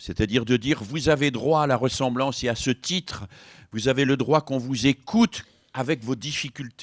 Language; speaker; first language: French; native; French